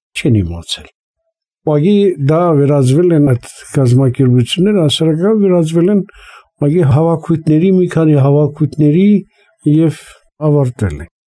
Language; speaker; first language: Armenian; native; Armenian